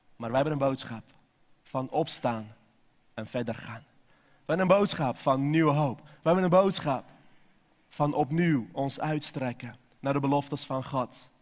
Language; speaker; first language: Dutch; non-native, fluent; Armenian